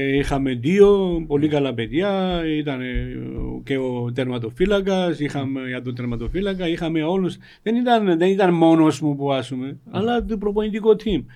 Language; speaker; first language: Greek; non-native, fluent; Georgian